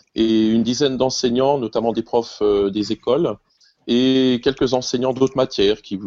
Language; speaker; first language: French; native; French